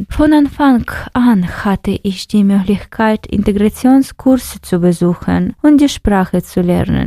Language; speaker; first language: German; non-native, fluent; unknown